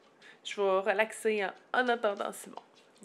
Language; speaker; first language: French; native; French